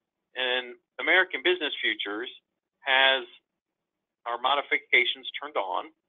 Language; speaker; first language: English; native; English